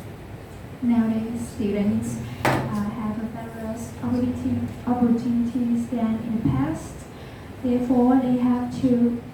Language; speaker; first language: English; non-native, learner; Vietnamese